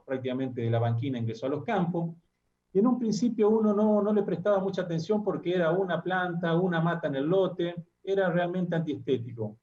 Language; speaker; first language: Spanish; native; Spanish